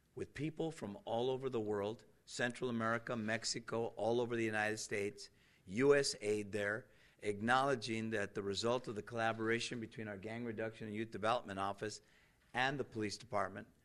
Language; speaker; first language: English; native; English